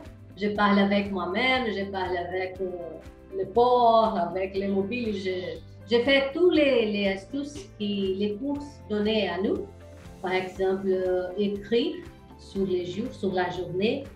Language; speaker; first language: French; non-native, learner; Portuguese